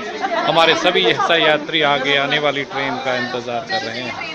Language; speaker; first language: Hindi; native; Hindi